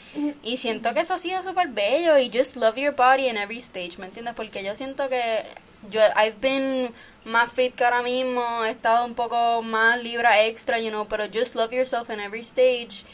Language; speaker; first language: Spanish; early bilingual, heritage; Spanish